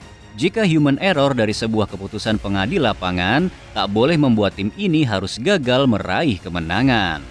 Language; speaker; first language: Indonesian; native; Indonesian